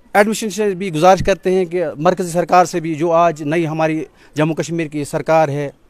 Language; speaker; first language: Hindi; non-native, local second language; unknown